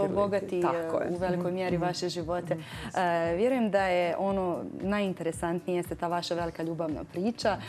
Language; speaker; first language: Croatian; native; Croatian